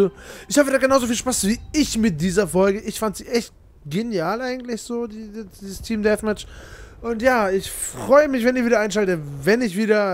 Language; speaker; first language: German; native; German